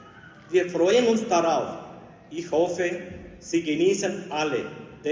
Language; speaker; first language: German; non-native, fluent; Malayalam